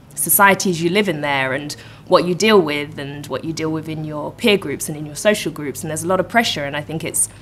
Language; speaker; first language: English; native; English